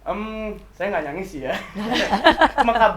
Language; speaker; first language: Indonesian; native; Indonesian